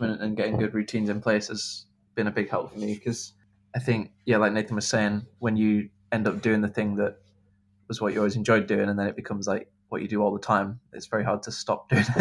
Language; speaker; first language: English; native; English